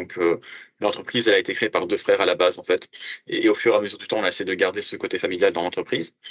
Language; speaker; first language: French; native; French